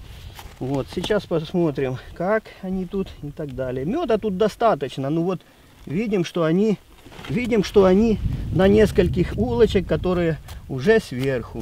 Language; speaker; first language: Russian; native; Russian